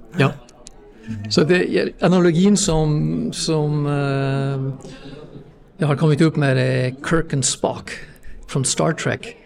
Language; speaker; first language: Swedish; non-native, fluent; English